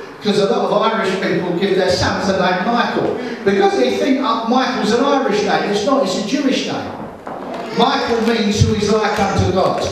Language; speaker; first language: English; native; English